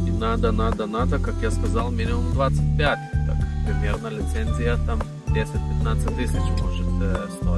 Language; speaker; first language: Russian; non-native, fluent; Lithuanian